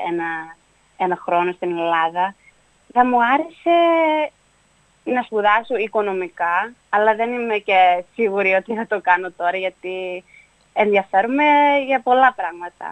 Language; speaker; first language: Greek; early bilingual, heritage; Greek